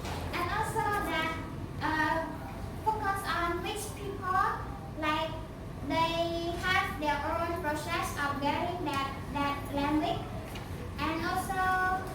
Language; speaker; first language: English; non-native, learner; Khmer